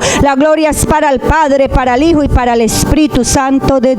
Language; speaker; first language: Spanish; native; Spanish